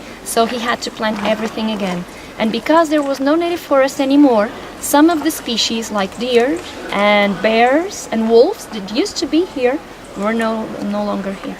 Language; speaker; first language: English; non-native, fluent; Portuguese